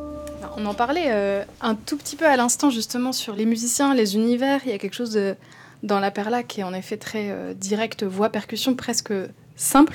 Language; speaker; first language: French; native; French